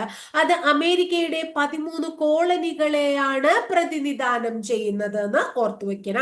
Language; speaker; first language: Malayalam; native; Malayalam